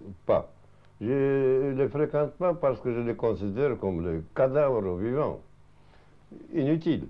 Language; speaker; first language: French; non-native, fluent; Russian